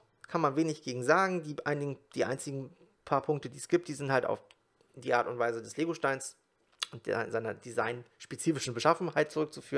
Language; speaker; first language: German; native; German